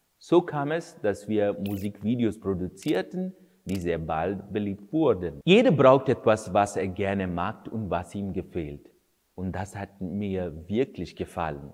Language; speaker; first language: German; non-native, fluent; Kannada